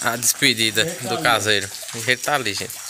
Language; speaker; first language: Portuguese; native; Portuguese